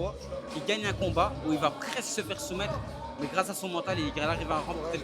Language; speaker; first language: French; native; French